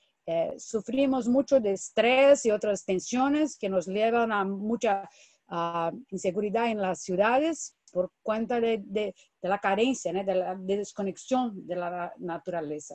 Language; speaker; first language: Spanish; non-native, fluent; Portuguese